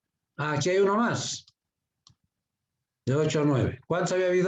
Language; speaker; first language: Spanish; native; Spanish